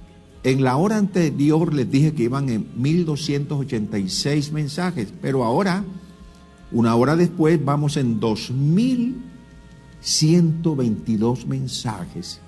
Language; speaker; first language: Spanish; native; Spanish